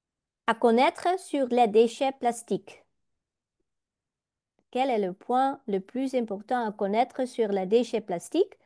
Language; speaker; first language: French; non-native, learner; Dutch